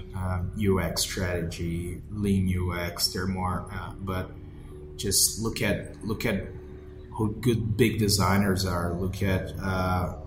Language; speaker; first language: English; non-native, fluent; Portuguese